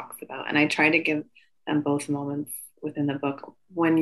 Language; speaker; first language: English; native; English